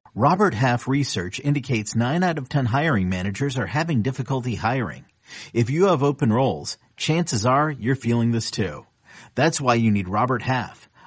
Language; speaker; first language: English; early bilingual, other home language; Italian